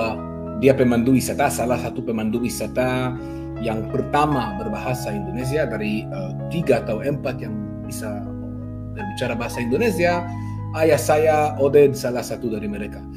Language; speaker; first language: Indonesian; non-native, fluent; Hebrew